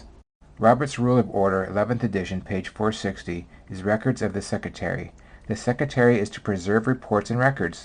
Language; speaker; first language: English; native; English